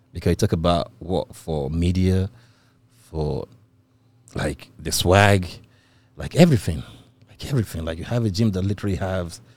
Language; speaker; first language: English; non-native, local second language; Igbo